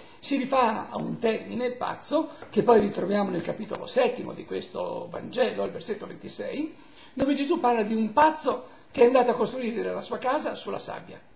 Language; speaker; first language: Italian; native; Italian